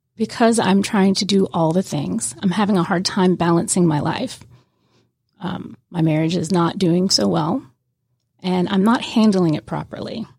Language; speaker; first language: English; native; English